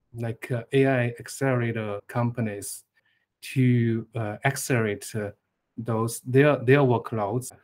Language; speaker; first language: English; non-native, fluent; Chinese